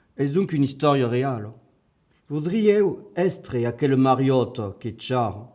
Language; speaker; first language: Occitan; non-native, local second language; French